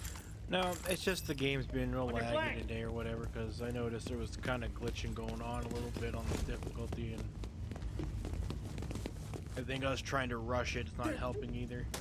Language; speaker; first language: English; native; English